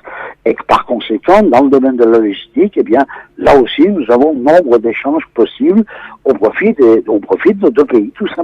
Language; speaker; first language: French; native; French